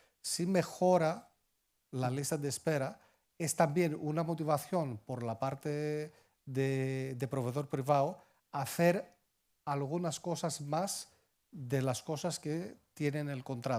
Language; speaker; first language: Spanish; non-native, fluent; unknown